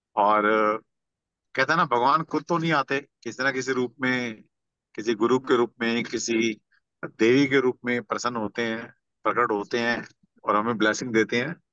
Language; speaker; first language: Hindi; native; Hindi